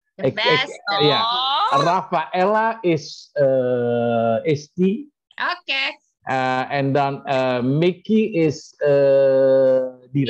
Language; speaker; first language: English; non-native, learner; Indonesian